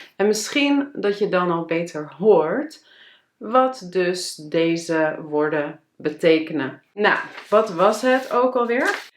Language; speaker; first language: Dutch; native; Dutch